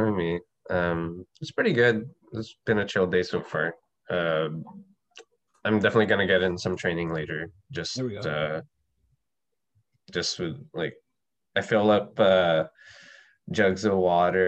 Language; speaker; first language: English; non-native, local second language; Filipino